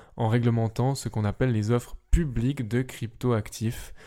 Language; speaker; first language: French; native; French